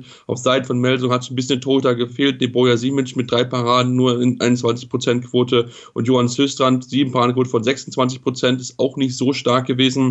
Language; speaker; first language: German; native; German